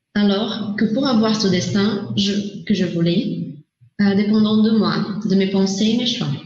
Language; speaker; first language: French; non-native, learner; Portuguese